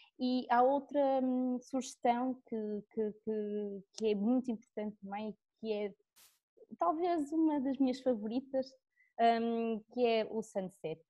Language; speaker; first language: Portuguese; native; Portuguese